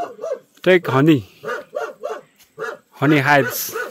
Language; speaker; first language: English; non-native, learner; Nepali